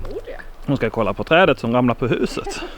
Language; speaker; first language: Swedish; native; Swedish